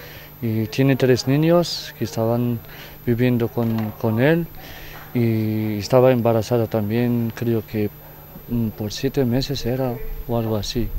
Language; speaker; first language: Spanish; non-native, fluent; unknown